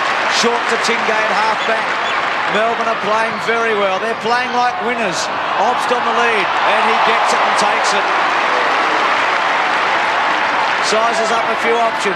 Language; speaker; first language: English; native; English